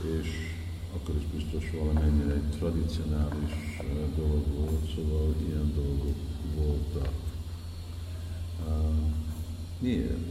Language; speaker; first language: Hungarian; early bilingual, heritage; Hungarian